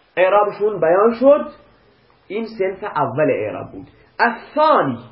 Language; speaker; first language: Persian; non-native, local second language; Baluchi